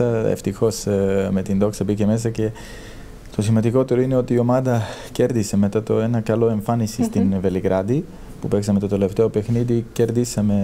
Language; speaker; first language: Greek; non-native, fluent; Serbian